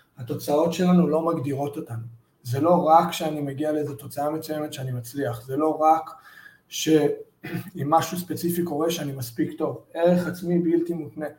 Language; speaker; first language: Hebrew; early bilingual, heritage; Hebrew